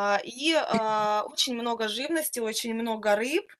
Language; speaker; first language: Russian; native; Russian